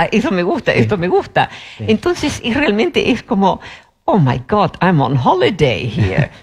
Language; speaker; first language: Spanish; early bilingual, other home language; Dutch